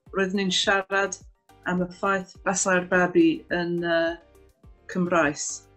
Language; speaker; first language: Welsh; non-native, fluent; English